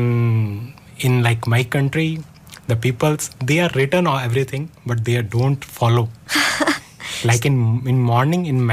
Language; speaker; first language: English; non-native, learner; Hindi